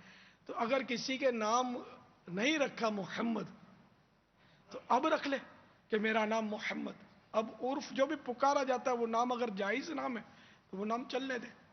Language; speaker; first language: Urdu; native; Urdu